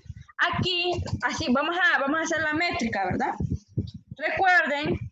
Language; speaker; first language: Spanish; native; Spanish